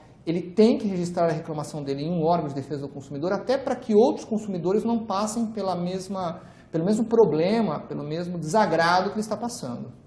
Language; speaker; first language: Portuguese; native; Portuguese